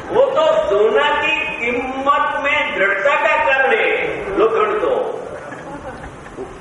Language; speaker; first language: Hindi; non-native, local second language; Gujarati